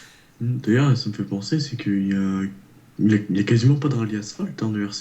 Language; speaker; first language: French; native; French